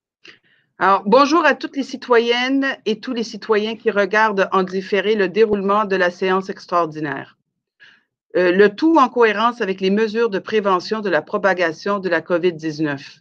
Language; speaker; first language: French; native; French